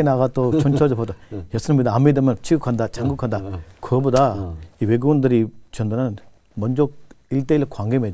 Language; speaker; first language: Korean; non-native, learner; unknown